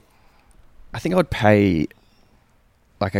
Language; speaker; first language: English; native; English